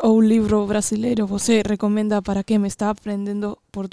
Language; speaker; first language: Portuguese; non-native, learner; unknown